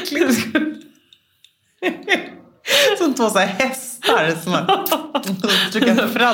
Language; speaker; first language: Swedish; native; Swedish